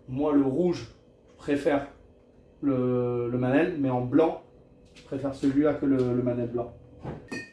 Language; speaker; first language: French; native; French